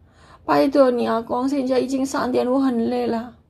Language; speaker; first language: Chinese; non-native, fluent; Javanese